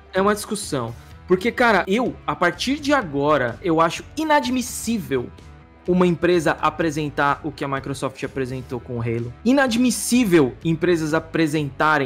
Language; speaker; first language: Portuguese; native; Portuguese